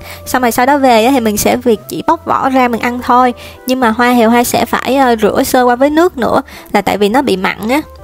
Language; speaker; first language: Vietnamese; native; Vietnamese